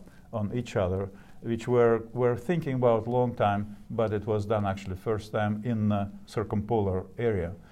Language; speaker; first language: English; non-native, fluent; Russian